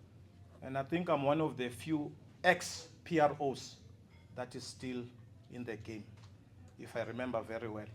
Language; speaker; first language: English; non-native, local second language; Zulu